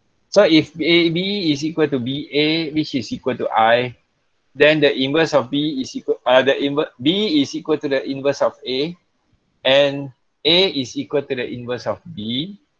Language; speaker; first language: English; non-native, local second language; Malay